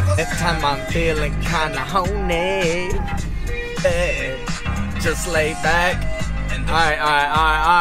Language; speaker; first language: English; native; English